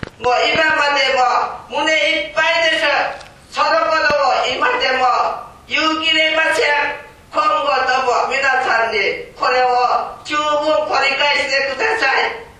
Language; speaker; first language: Japanese; non-native, fluent; Korean